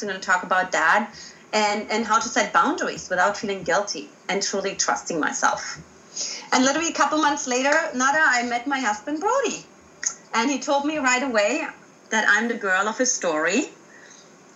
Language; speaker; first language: English; non-native, fluent; German